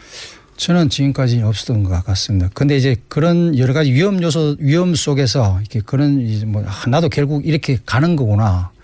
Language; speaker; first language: Korean; native; Korean